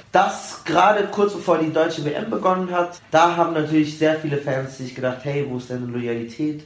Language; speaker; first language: German; early bilingual, other home language; Arabic